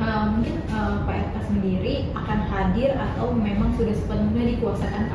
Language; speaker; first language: Indonesian; native; Indonesian